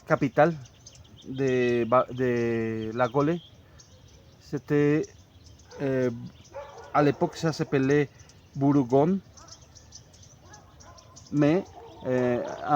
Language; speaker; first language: French; non-native, fluent; Spanish